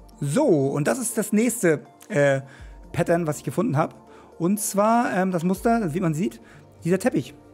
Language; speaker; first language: German; native; German